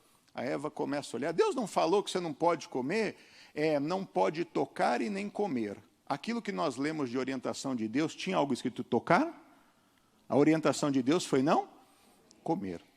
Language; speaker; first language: Portuguese; native; Portuguese